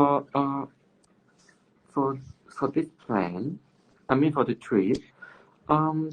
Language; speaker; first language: English; non-native, learner; Cantonese